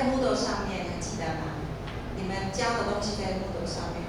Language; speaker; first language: Chinese; native; Chinese